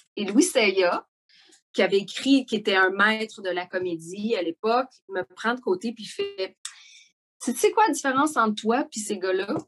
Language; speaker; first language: French; native; French